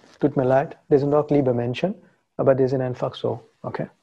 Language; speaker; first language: German; non-native, fluent; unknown